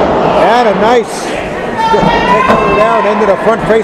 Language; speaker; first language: English; native; English